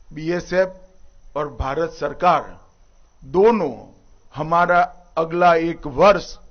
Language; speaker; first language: Hindi; non-native, local second language; Gujarati